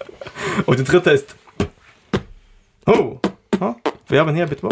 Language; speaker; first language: German; non-native, learner; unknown